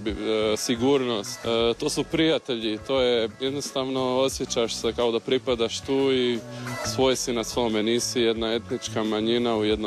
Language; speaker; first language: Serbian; early bilingual, heritage; Croatian